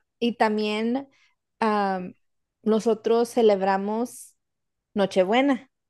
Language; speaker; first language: Spanish; early bilingual, heritage; Spanish